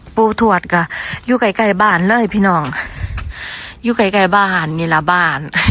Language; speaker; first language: Thai; native; Thai